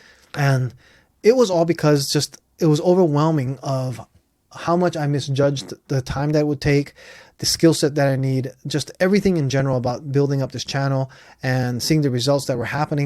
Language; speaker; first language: English; native; English